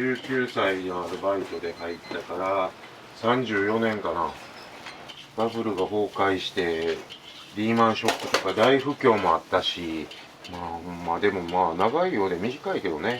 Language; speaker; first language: Japanese; native; Japanese